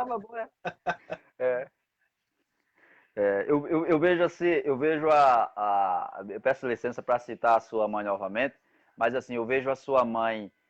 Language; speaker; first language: Portuguese; native; Portuguese